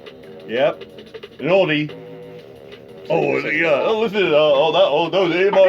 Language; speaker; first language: English; native; English